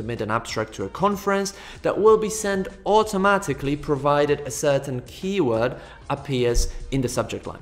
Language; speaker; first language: English; non-native, fluent; Polish